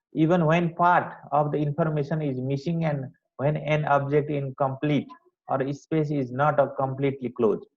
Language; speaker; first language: English; non-native, local second language; Nepali